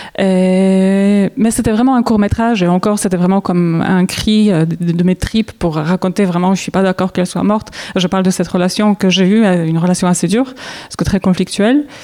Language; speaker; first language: French; non-native, fluent; Polish